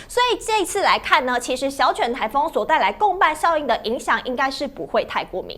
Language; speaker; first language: Chinese; native; Chinese